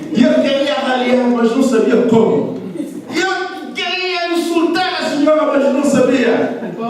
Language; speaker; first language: Portuguese; non-native, fluent; Lingala